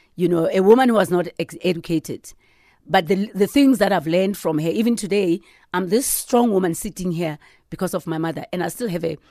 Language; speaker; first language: English; non-native, local second language; Southern Sotho